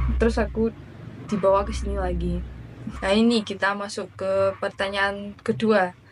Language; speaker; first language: Indonesian; early bilingual, other home language; Russian